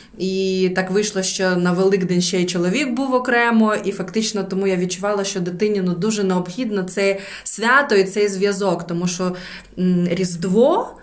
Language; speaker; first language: Ukrainian; native; Ukrainian